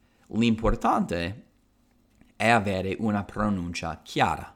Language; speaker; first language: Italian; non-native, fluent; English